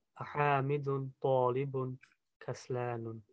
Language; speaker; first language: Arabic; non-native, learner; English